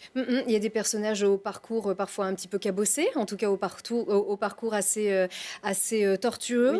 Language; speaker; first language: French; native; French